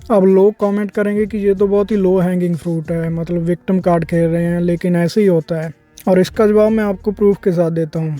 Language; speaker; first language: Hindi; non-native, local second language; Punjabi